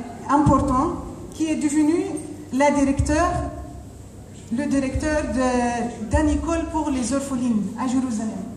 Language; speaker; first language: French; non-native, fluent; Arabic